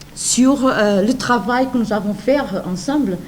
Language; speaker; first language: French; non-native, learner; Portuguese